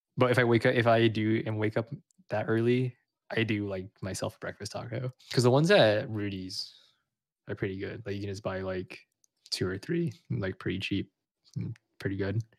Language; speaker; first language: English; early bilingual, other home language; Vietnamese